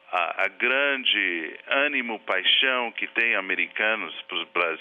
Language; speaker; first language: Portuguese; non-native, fluent; Spanish